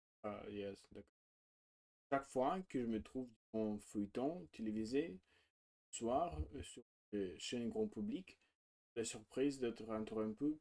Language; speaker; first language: French; non-native, learner; Russian